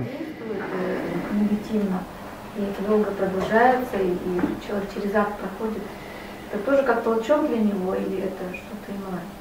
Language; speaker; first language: Russian; native; Russian